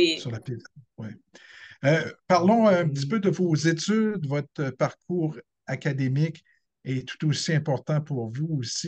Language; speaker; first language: French; native; French